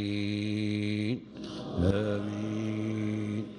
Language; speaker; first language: Arabic; native; Arabic